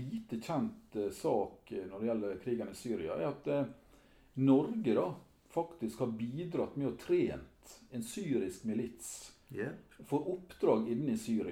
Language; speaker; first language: Norwegian; native; Norwegian